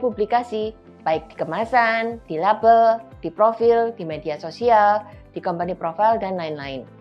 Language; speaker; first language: Indonesian; native; Indonesian